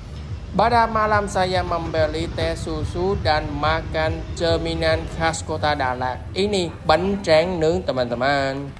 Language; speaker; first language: Indonesian; non-native, learner; Vietnamese